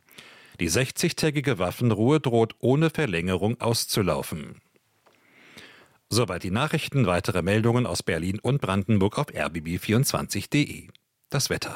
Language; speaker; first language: German; native; German